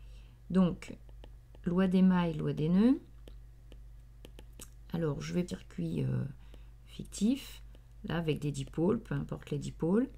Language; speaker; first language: French; native; French